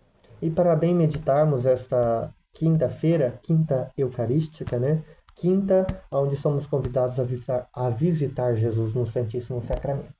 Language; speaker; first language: Portuguese; native; Portuguese